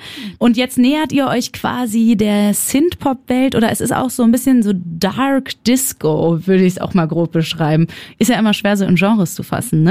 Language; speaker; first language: German; native; German